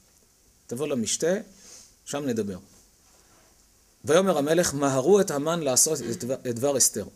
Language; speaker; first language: Hebrew; native; Hebrew